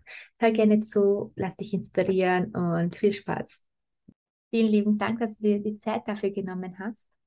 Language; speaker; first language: German; native; German